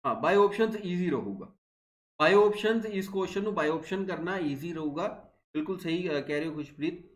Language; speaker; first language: Hindi; non-native, local second language; Punjabi